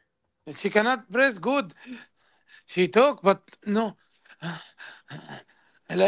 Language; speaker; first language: English; non-native, learner; Arabic